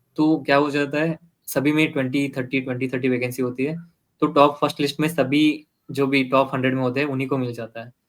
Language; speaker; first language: Hindi; non-native, local second language; Kannada